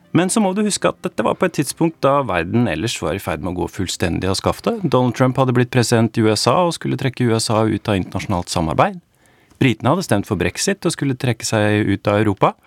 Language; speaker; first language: Norwegian; native; Norwegian